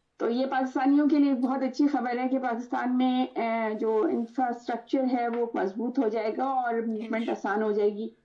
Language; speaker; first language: Urdu; native; Urdu